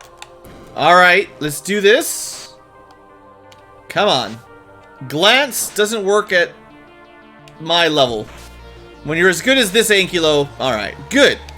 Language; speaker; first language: English; native; English